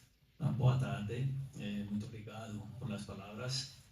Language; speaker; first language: Portuguese; non-native, learner; Spanish